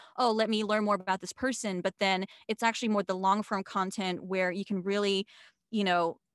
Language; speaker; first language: English; non-native, fluent; German